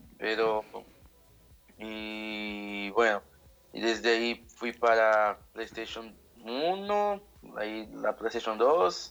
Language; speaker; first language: Spanish; non-native, learner; Portuguese